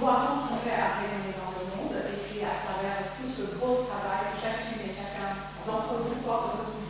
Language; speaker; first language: French; native; French